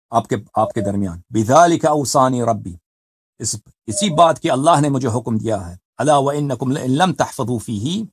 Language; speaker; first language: Urdu; non-native, fluent; Persian